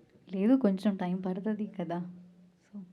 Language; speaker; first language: Telugu; non-native, learner; Malayalam